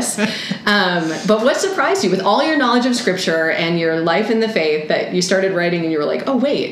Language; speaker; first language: English; native; English